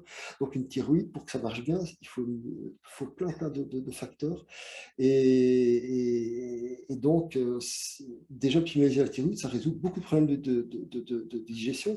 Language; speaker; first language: French; native; French